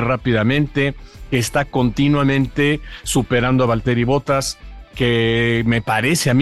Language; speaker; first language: Spanish; native; Spanish